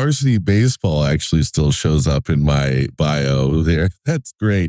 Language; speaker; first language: English; native; English